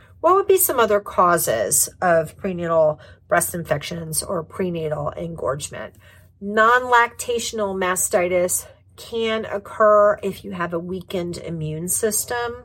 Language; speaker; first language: English; native; English